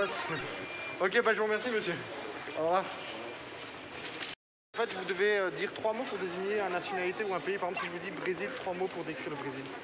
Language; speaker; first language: French; native; French